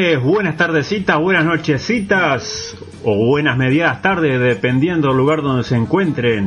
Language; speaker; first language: Spanish; native; Spanish